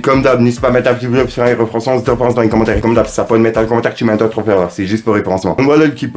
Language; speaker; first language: French; native; French